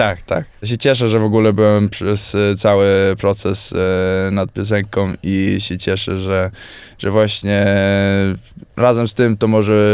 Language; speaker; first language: Polish; early bilingual, heritage; Polish